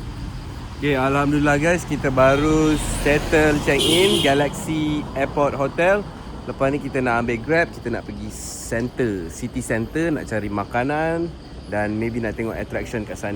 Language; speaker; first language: Malay; native; Malay